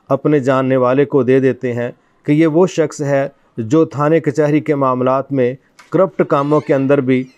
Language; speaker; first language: Urdu; non-native, local second language; Punjabi